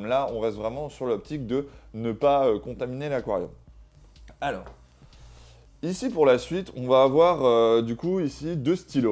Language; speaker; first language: French; native; French